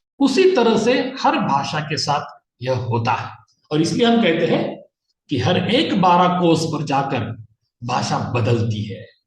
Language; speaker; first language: Hindi; non-native, local second language; Marathi